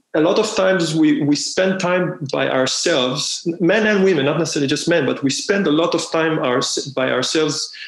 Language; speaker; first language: English; non-native, fluent; Hebrew